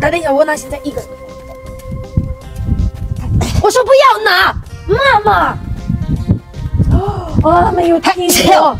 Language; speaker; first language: Chinese; non-native, learner; Ukrainian